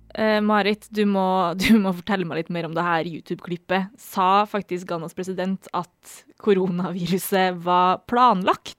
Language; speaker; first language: Norwegian; native; Norwegian